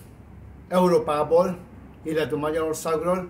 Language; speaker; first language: Hungarian; non-native, fluent; Spanish